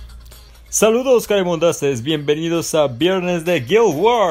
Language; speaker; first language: Spanish; native; Spanish